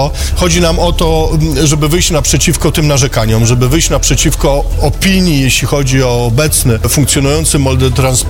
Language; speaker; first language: Polish; native; Polish